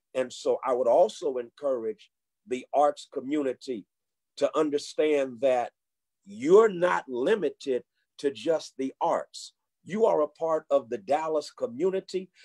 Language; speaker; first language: English; native; English